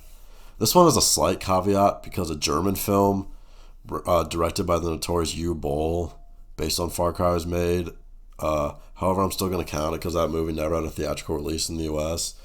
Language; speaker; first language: English; native; English